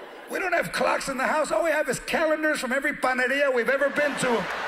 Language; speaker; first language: English; early bilingual, other home language; Spanish